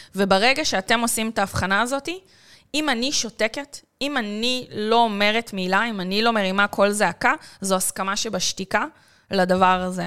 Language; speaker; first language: Hebrew; native; Hebrew